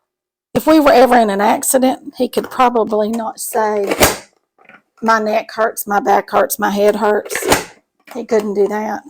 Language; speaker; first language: English; native; English